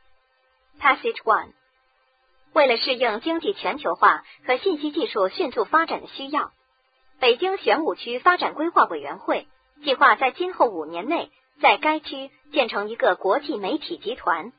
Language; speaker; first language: Chinese; native; Chinese